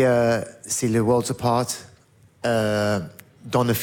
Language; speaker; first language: French; non-native, learner; English